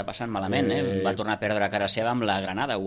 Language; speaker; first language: Catalan; native; Catalan